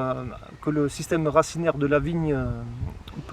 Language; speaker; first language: French; native; French